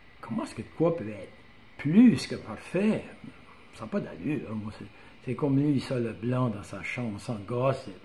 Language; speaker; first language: French; native; French